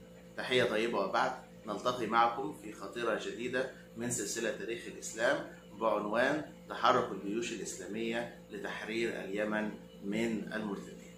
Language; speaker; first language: Arabic; native; Arabic